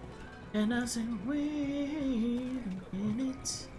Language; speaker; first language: English; native; English